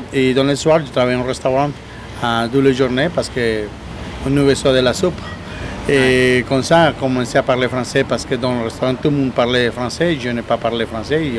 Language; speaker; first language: French; non-native, learner; Spanish